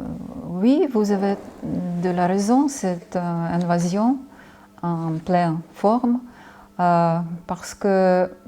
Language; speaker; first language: French; non-native, fluent; Ukrainian